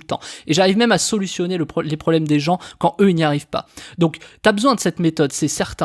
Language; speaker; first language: French; native; French